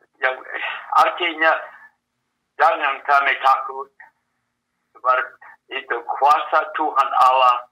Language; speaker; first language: Indonesian; non-native, fluent; English